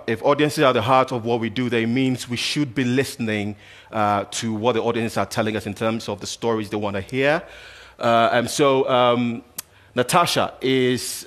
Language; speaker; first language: English; non-native, local second language; Akan